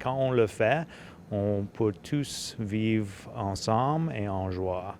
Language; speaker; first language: French; non-native, local second language; English